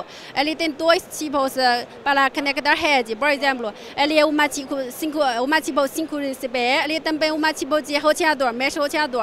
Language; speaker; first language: Portuguese; non-native, learner; Chinese